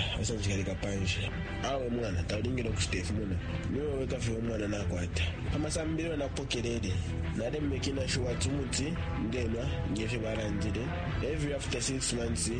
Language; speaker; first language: English; non-native, local second language; Bemba